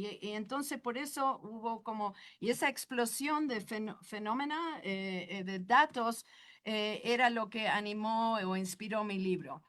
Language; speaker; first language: Spanish; non-native, fluent; English